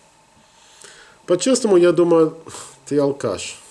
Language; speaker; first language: Russian; non-native, learner; English